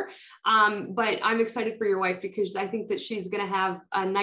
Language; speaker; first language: English; non-native, fluent; Polish